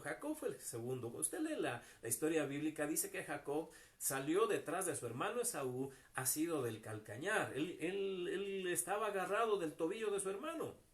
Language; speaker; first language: Spanish; native; Spanish